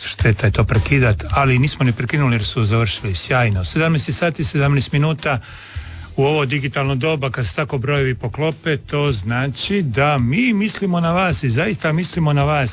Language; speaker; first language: Serbian; native; Serbian